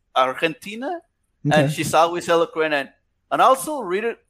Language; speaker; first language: English; non-native, fluent; Spanish